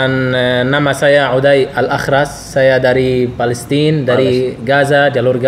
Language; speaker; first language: Indonesian; non-native, learner; Arabic